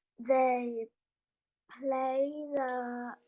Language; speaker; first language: English; non-native, learner; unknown